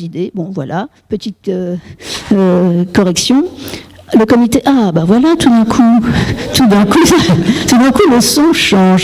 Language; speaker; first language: French; native; French